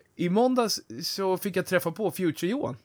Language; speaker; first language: Swedish; native; Swedish